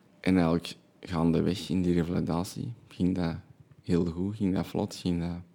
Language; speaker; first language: Dutch; native; Dutch